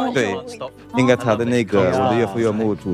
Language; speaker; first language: Chinese; non-native, fluent; Swedish